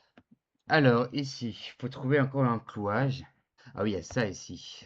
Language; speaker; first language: French; native; French